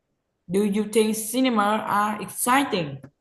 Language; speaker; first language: English; non-native, learner; Vietnamese